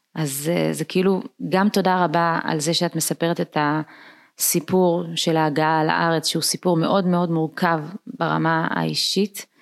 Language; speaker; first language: Hebrew; early bilingual, other home language; Amharic